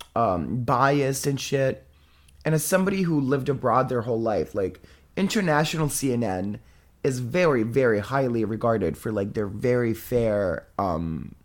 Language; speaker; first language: English; non-native, fluent; Italian